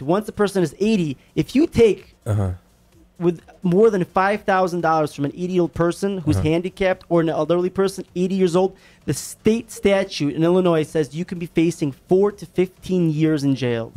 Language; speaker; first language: English; native; English